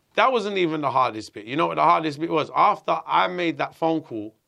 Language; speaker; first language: English; native; English